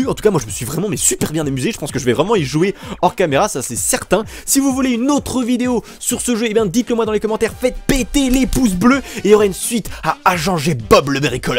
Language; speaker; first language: French; native; French